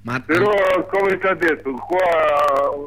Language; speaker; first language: Italian; non-native, learner; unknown